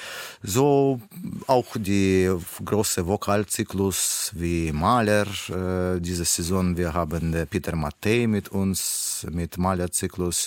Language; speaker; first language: German; non-native, learner; Russian